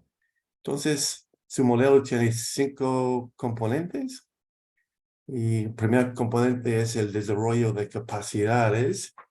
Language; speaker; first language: Spanish; non-native, fluent; English